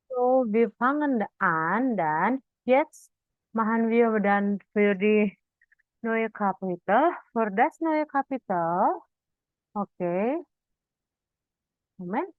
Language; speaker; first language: German; non-native, fluent; Indonesian